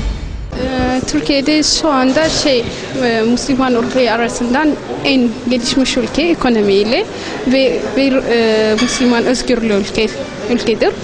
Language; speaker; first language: Turkish; non-native, learner; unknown